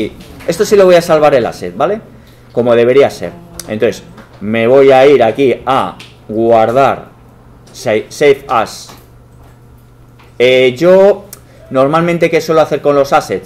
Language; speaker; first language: Spanish; native; Spanish